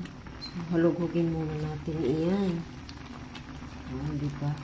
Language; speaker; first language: Filipino; native; Filipino